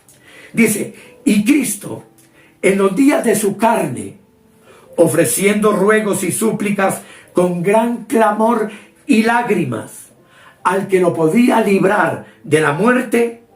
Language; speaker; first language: Spanish; native; Spanish